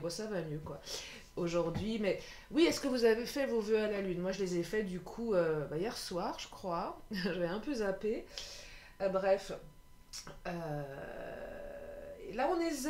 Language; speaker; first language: French; native; French